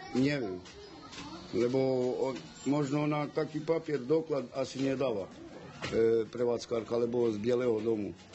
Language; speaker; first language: Slovak; non-native, local second language; Romany